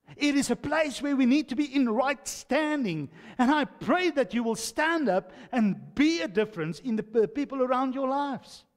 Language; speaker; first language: English; non-native, local second language; Afrikaans